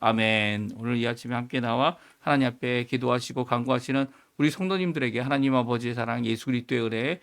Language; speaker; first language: Korean; native; Korean